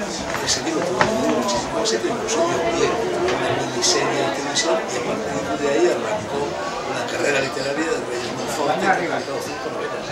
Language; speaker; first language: Spanish; native; Spanish